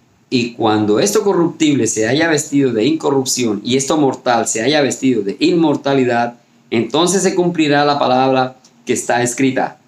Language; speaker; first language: Spanish; native; Spanish